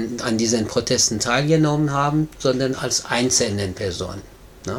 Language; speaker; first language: German; non-native, fluent; Persian